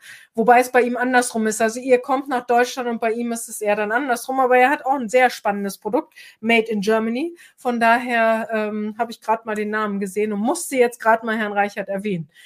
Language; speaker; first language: German; native; German